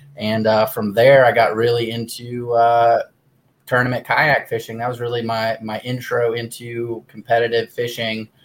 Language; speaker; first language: English; native; English